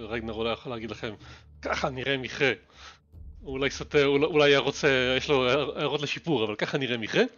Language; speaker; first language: Hebrew; native; Hebrew